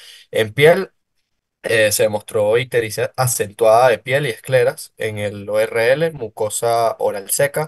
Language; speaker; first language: Spanish; native; Spanish